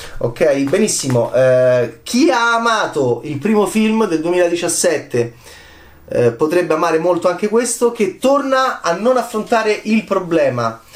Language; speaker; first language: Italian; native; Italian